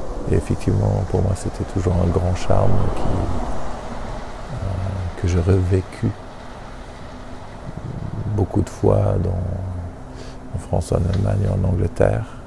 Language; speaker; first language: French; non-native, fluent; German